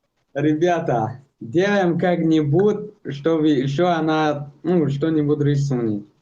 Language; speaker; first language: Russian; non-native, local second language; Tajik